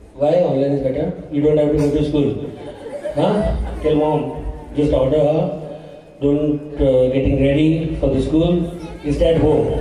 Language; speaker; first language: English; non-native, local second language; Marathi